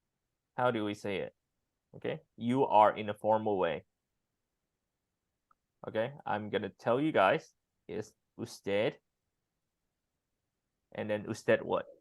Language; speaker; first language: English; non-native, fluent; Chinese